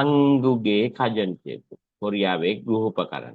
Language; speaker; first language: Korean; non-native, fluent; Sinhala